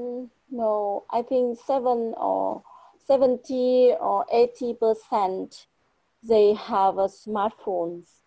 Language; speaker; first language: English; non-native, fluent; Vietnamese